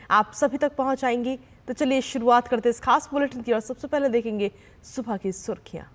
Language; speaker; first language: Hindi; native; Hindi